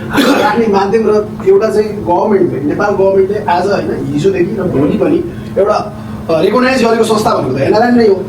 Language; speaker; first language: Nepali; native; Nepali